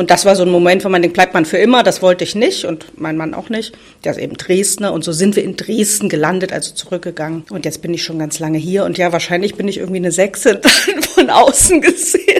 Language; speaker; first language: German; native; German